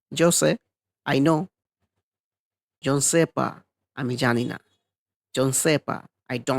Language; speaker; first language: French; non-native, fluent; Bangla